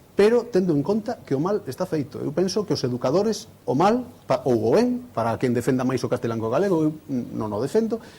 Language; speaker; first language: Galician; non-native, local second language; Spanish